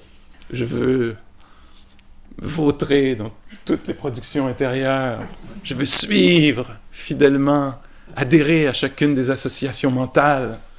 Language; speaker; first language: French; native; French